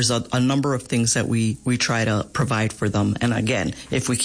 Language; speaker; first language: English; native; English